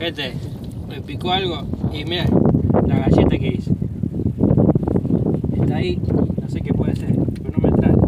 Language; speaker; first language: Spanish; native; Spanish